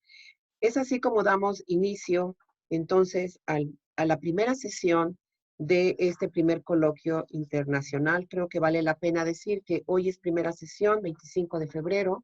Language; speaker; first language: Spanish; native; Spanish